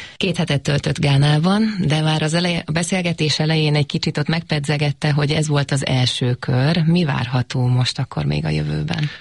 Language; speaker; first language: Hungarian; native; Hungarian